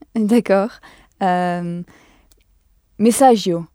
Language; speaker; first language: Italian; non-native, learner; French